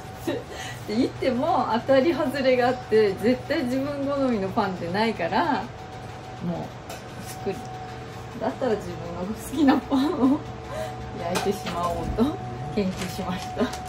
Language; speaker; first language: Japanese; native; Japanese